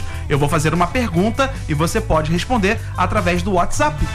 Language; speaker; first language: Portuguese; native; Portuguese